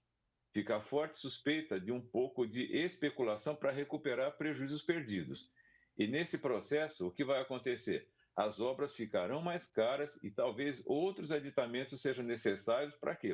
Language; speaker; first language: Portuguese; native; Portuguese